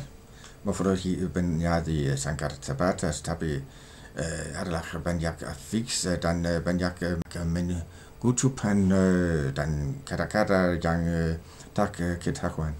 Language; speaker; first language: Indonesian; non-native, learner; Danish